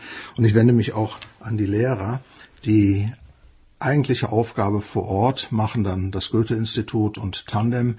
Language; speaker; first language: German; native; German